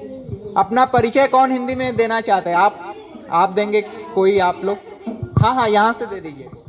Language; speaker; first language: Hindi; native; Hindi